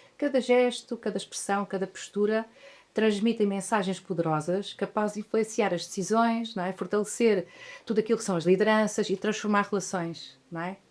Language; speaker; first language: Portuguese; native; Portuguese